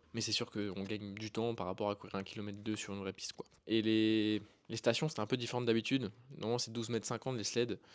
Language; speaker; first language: French; native; French